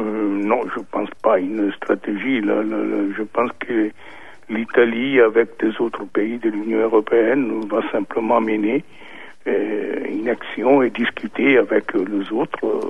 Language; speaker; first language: French; non-native, fluent; Italian